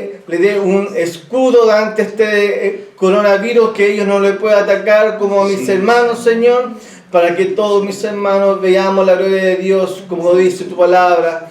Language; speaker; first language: Spanish; native; Spanish